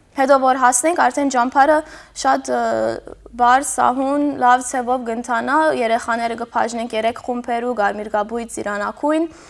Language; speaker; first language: Armenian; early bilingual, heritage; Armenian